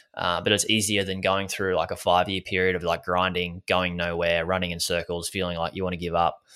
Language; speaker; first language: English; native; English